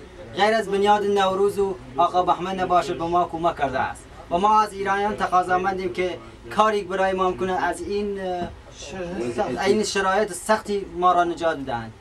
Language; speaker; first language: Persian; non-native, local second language; Kurdish